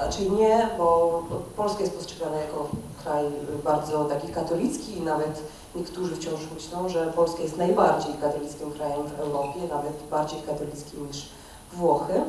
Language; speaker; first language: Polish; non-native, fluent; Russian